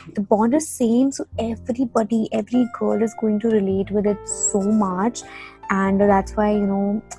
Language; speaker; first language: English; non-native, local second language; Punjabi